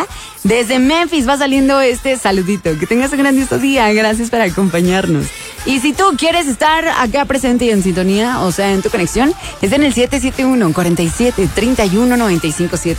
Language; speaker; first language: Spanish; native; Spanish